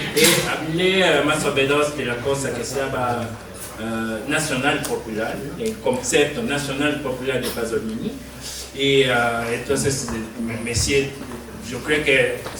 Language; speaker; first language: Spanish; non-native, fluent; Japanese